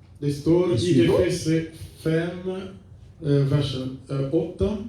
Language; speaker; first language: Swedish; non-native, fluent; French